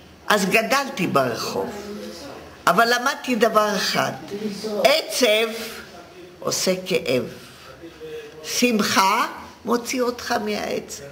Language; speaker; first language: Hebrew; non-native, fluent; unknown